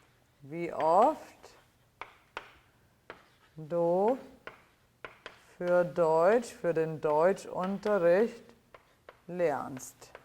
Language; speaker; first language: German; non-native, fluent; English